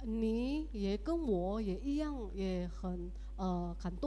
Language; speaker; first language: Chinese; early bilingual, heritage; Indonesian